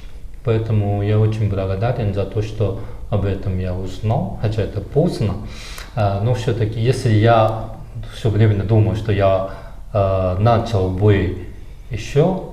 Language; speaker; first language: Russian; non-native, fluent; Japanese